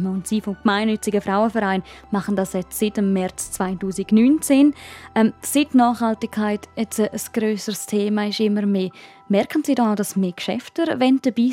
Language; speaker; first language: German; native; German